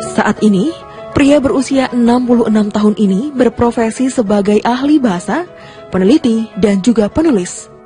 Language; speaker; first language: Indonesian; native; Indonesian